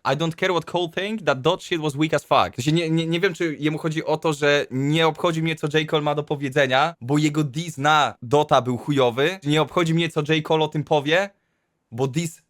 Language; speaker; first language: Polish; native; Polish